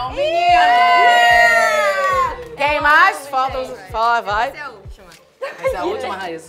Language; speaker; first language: Portuguese; native; Portuguese